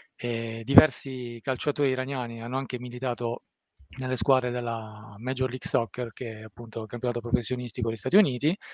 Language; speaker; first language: Italian; early bilingual, other home language; Persian